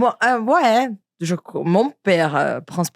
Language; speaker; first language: French; non-native, learner; Portuguese